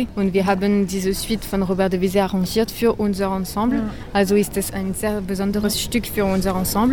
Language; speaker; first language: German; non-native, learner; French